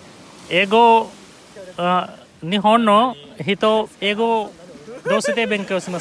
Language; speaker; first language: Japanese; non-native, learner; Hindi